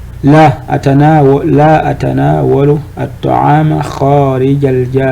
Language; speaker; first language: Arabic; non-native, fluent; French